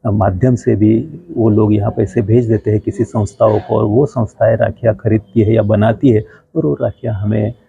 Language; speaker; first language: Hindi; non-native, local second language; Gujarati